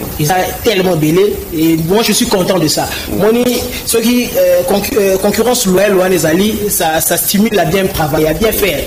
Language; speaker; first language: French; non-native, local second language; Lingala